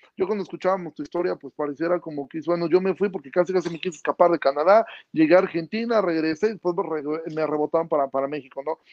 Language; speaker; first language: Spanish; native; Spanish